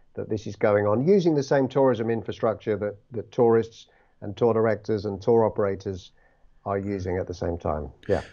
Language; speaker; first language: English; native; English